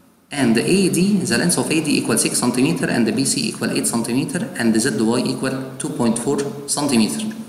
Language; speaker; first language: English; non-native, fluent; Arabic